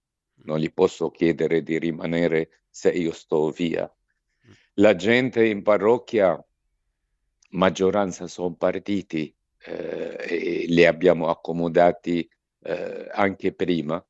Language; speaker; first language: Italian; non-native, fluent; Arabic